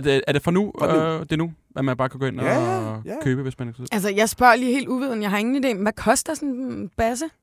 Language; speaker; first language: Danish; native; Danish